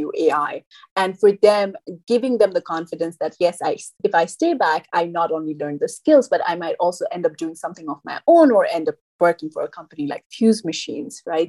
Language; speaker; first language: English; non-native, local second language; Nepali